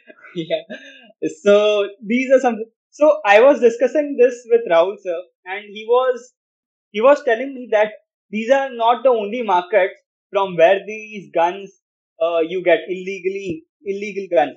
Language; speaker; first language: English; non-native, local second language; Hindi